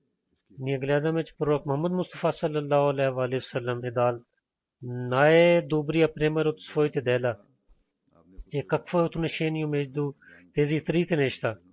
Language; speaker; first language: Bulgarian; non-native, fluent; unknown